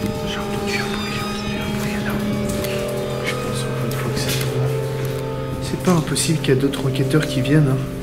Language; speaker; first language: French; native; French